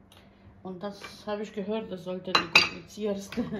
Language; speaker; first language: German; non-native, learner; Bosnian